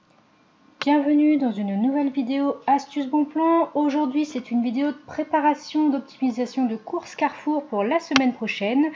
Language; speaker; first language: French; native; French